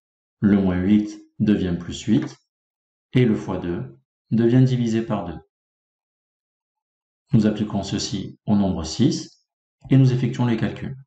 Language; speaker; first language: French; native; French